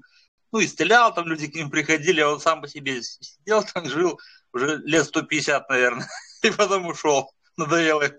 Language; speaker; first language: Russian; native; Russian